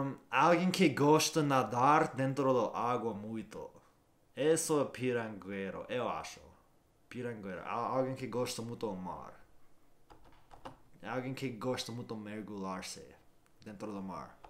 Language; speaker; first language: Portuguese; non-native, fluent; English